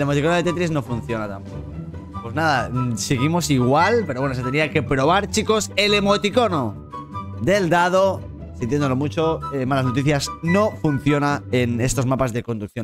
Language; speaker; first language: Spanish; native; Spanish